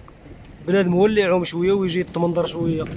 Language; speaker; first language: Arabic; native; Arabic